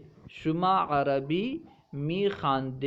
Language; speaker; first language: Persian; non-native, fluent; Urdu